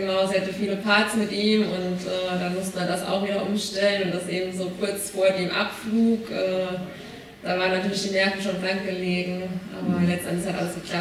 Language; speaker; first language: German; native; German